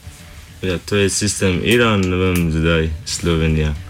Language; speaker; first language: Slovenian; non-native, learner; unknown